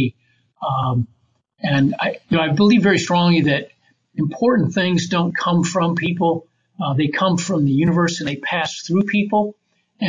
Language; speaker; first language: English; native; English